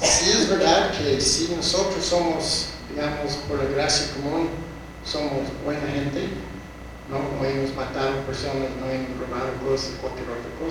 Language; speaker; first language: Spanish; non-native, fluent; English